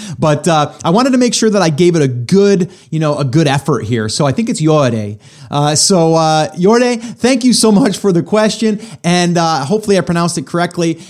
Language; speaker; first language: English; native; English